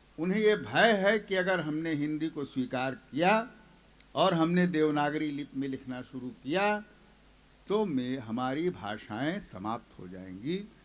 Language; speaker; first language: Hindi; native; Hindi